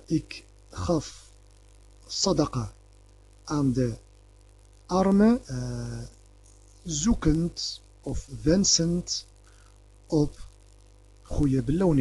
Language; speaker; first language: Dutch; non-native, fluent; Arabic